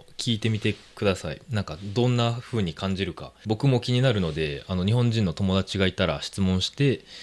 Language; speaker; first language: Japanese; native; Japanese